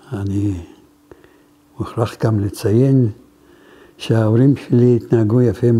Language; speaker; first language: Hebrew; non-native, fluent; Arabic